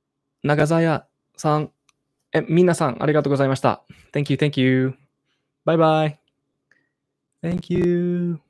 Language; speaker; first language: Japanese; non-native, learner; English